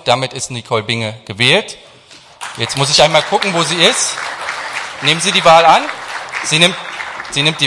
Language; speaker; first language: German; native; German